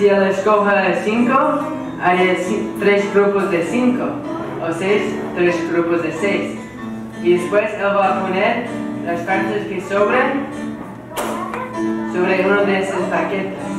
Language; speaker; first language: Spanish; non-native, fluent; English